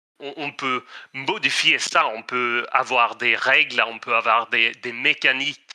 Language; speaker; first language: French; non-native, fluent; Swedish